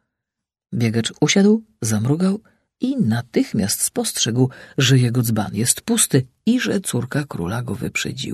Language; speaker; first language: Polish; native; Polish